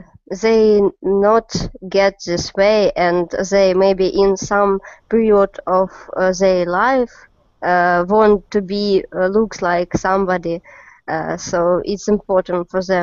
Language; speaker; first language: English; non-native, learner; Russian